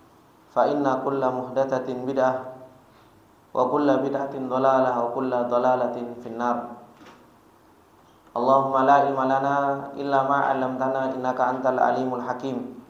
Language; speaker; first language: Indonesian; native; Indonesian